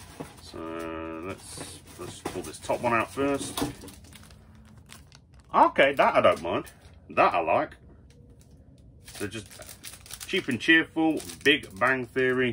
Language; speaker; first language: English; native; English